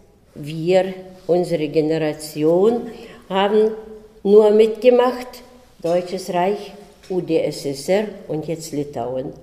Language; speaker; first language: German; early bilingual, heritage; German